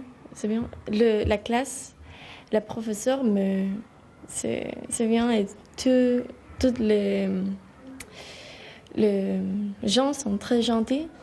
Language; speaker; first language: French; non-native, learner; Spanish